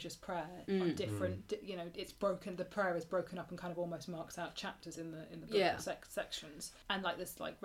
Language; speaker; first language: English; native; English